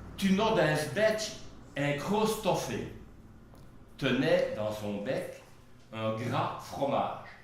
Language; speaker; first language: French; non-native, local second language; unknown